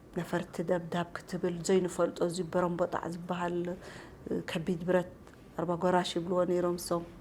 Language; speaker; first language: Tigrinya; non-native, local second language; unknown